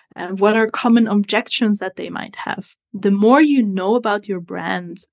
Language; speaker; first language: English; non-native, fluent; Italian